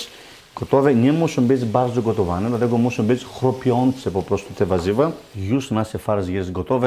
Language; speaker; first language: Polish; non-native, learner; Greek